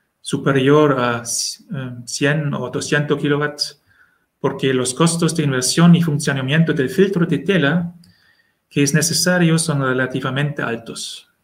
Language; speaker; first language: Spanish; non-native, learner; German